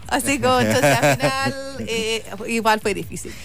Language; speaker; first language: Spanish; non-native, fluent; English